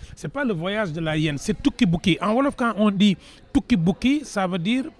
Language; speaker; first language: French; non-native, local second language; Wolof